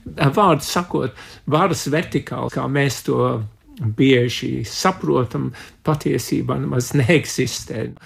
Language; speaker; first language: Latvian; early bilingual, heritage; Latvian